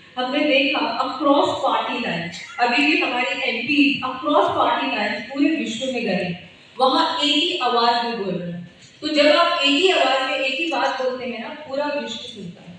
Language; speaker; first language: Hindi; native; Hindi